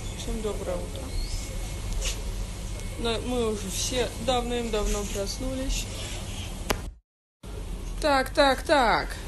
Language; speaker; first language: Russian; native; Russian